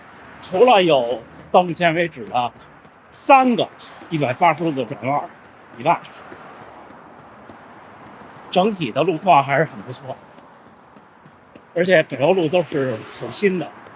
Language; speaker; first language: Chinese; native; Chinese